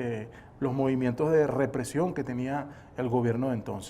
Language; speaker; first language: Spanish; native; Spanish